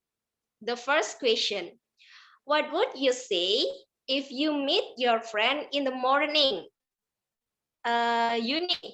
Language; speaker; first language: English; non-native, learner; Indonesian